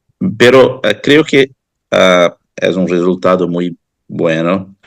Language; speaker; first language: Spanish; non-native, fluent; Portuguese